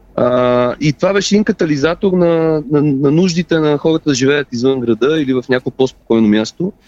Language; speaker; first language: Bulgarian; native; Bulgarian